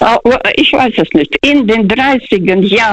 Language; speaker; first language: German; non-native, fluent; Russian